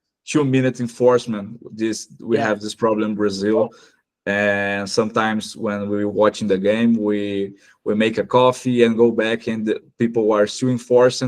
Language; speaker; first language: English; non-native, fluent; Portuguese